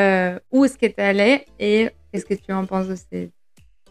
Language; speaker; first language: French; non-native, fluent; Spanish